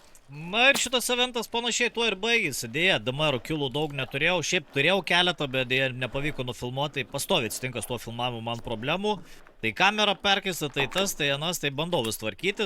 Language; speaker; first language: Lithuanian; native; Lithuanian